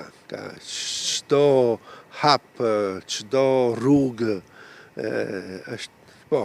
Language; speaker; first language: Albanian; early bilingual, heritage; Albanian